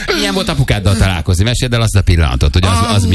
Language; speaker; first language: Hungarian; native; Hungarian